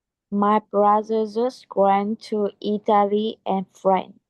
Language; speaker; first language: English; non-native, learner; Vietnamese